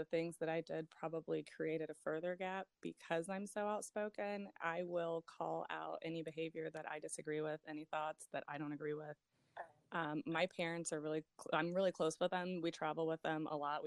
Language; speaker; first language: English; native; English